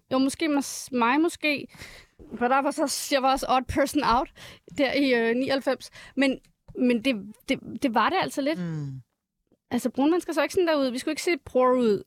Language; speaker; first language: Danish; early bilingual, other home language; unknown